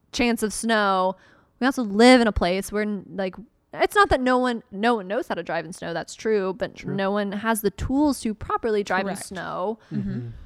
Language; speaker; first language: English; native; English